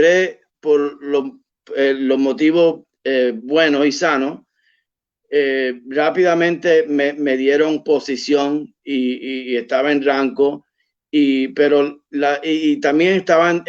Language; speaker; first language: Spanish; early bilingual, heritage; Spanish